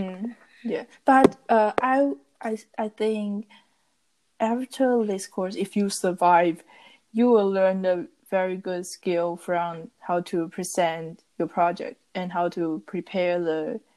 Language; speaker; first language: English; non-native, learner; Chinese